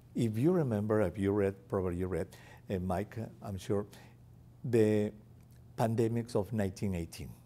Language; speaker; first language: English; non-native, fluent; Spanish